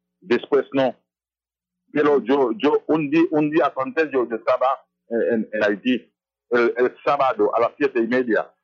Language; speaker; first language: Spanish; non-native, fluent; Haitian Creole